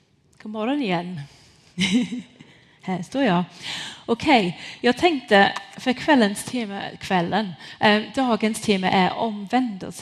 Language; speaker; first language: Swedish; non-native, fluent; Persian